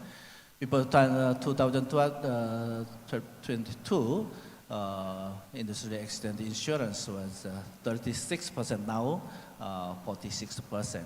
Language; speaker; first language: English; non-native, learner; Korean